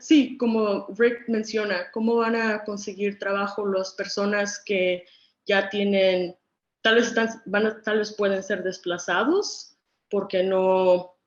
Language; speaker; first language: Spanish; early bilingual, other home language; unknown